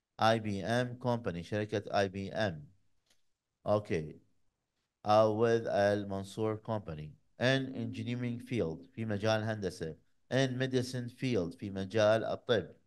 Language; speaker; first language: English; non-native, fluent; Arabic